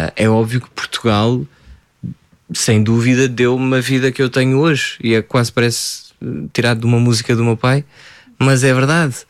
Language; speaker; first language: Portuguese; early bilingual, other home language; French